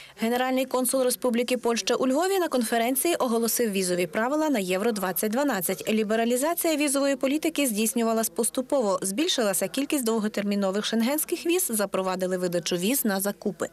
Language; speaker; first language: Ukrainian; native; Ukrainian